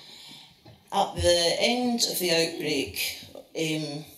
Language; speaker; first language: English; native; English